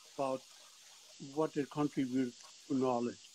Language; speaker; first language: English; non-native, fluent; Spanish